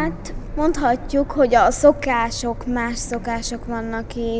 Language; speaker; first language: Hungarian; early bilingual, other home language; Arabic